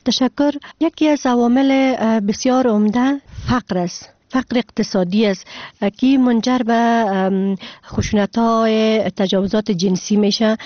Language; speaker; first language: Persian; native; Persian